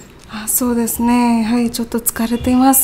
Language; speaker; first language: Japanese; non-native, learner; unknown